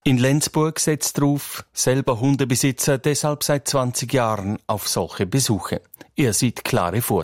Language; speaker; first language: German; native; German